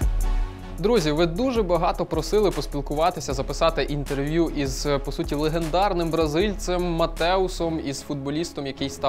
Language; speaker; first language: Ukrainian; native; Ukrainian